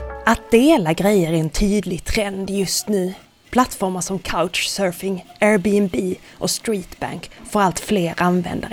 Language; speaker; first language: Swedish; native; Swedish